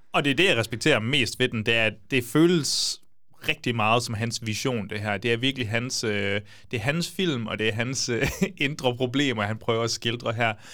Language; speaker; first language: Danish; native; Danish